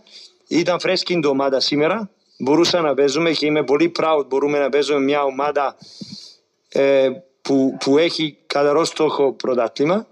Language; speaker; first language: Greek; non-native, fluent; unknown